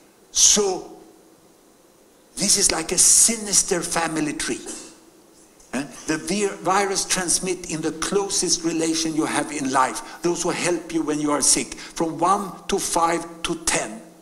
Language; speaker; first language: English; non-native, fluent; Swedish